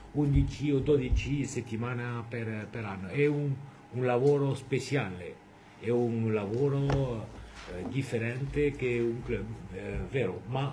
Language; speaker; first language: Italian; non-native, fluent; French